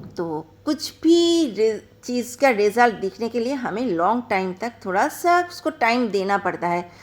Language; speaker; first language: Hindi; non-native, local second language; Bangla